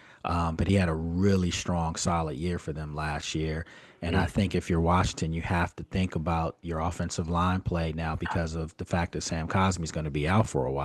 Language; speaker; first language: English; native; English